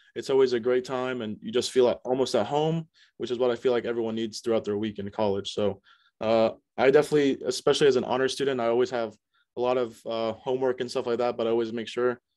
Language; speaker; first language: English; native; English